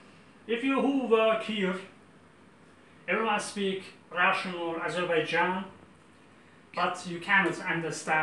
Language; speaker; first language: English; non-native, learner; Azerbaijani